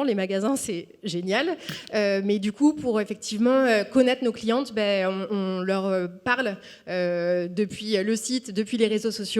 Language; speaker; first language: French; native; French